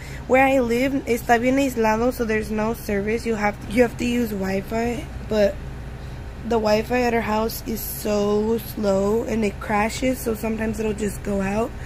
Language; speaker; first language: English; early bilingual, other home language; Spanish